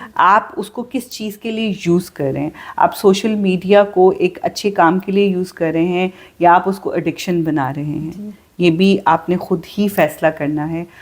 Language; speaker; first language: Urdu; native; Urdu